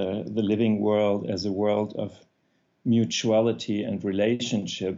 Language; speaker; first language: English; non-native, fluent; German